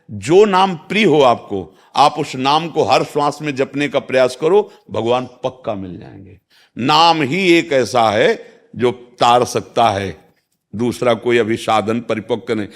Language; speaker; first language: Hindi; native; Hindi